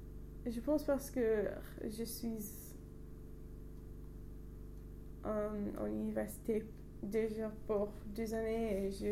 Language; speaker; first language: French; non-native, learner; English